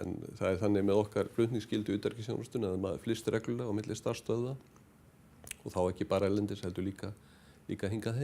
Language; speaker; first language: Icelandic; native; Icelandic